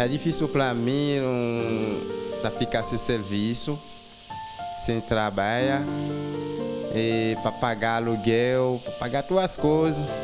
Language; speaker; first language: Portuguese; non-native, learner; Haitian Creole